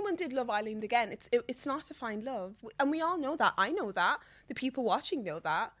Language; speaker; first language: English; native; English